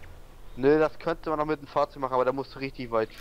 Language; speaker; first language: German; native; German